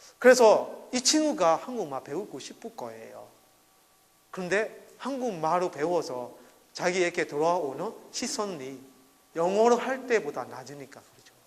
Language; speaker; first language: Korean; non-native, fluent; Burmese